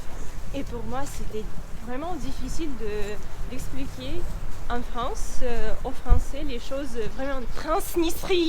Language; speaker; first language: French; non-native, fluent; Russian